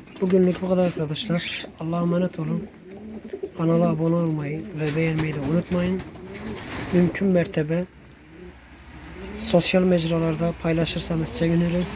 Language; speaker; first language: Turkish; native; Turkish